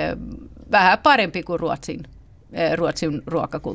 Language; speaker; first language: Finnish; early bilingual, heritage; Swedish